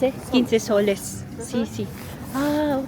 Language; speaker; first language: Spanish; non-native, learner; Filipino